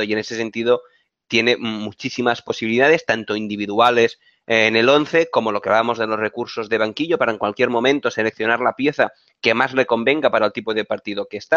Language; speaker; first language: Spanish; native; Spanish